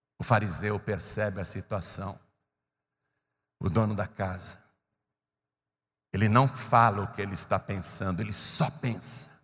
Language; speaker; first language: Portuguese; native; Portuguese